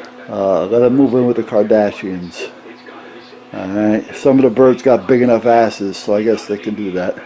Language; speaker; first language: English; native; English